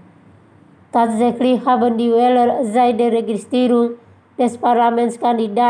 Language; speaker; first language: German; non-native, fluent; Indonesian